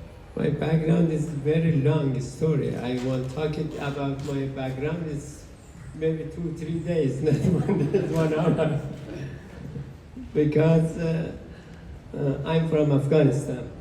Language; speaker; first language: English; non-native, learner; Persian